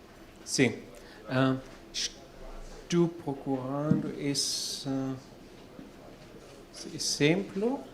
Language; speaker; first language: Portuguese; non-native, fluent; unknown